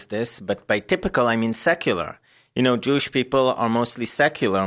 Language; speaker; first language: English; non-native, fluent; Hebrew